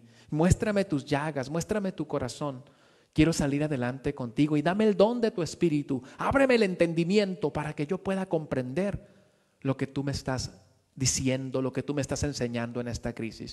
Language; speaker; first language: Spanish; native; Spanish